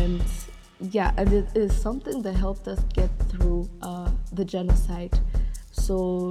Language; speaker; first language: English; non-native, local second language; Kinyarwanda